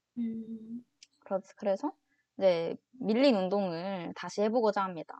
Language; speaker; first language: Korean; native; Korean